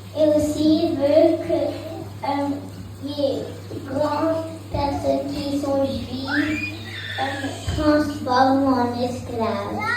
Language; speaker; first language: French; early bilingual, heritage; French